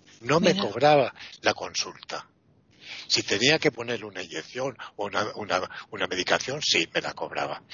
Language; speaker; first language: Spanish; non-native, fluent; Italian